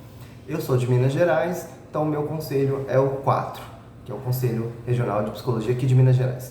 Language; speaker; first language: Portuguese; native; Portuguese